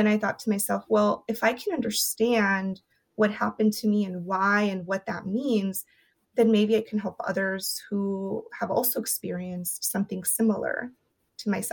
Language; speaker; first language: English; early bilingual, other home language; Spanish